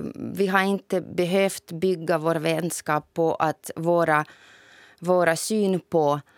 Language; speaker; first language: Swedish; non-native, fluent; Russian